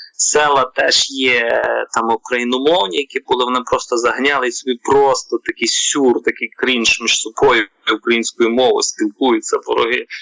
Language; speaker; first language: Ukrainian; native; Ukrainian